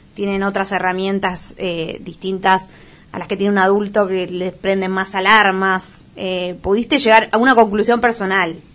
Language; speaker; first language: Spanish; native; Spanish